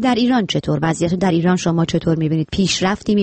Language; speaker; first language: Persian; native; Persian